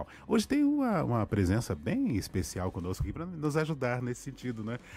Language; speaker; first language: Portuguese; native; Portuguese